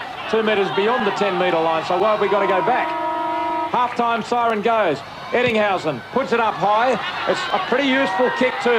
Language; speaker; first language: English; native; English